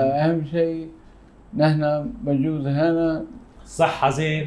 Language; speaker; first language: Arabic; non-native, learner; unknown